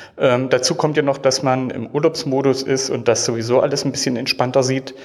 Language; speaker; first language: German; native; German